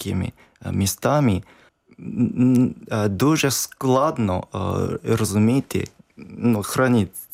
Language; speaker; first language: Ukrainian; non-native, learner; Japanese